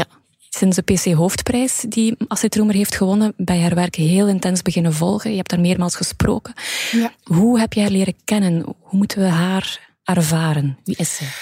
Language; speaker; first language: Dutch; native; Dutch